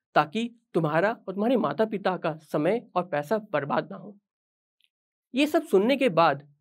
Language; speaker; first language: Hindi; native; Hindi